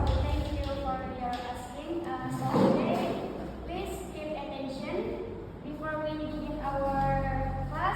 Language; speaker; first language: English; non-native, learner; Indonesian